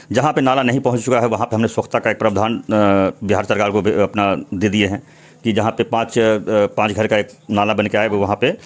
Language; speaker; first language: Hindi; native; Hindi